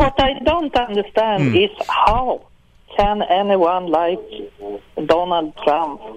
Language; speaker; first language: English; non-native, learner; Swedish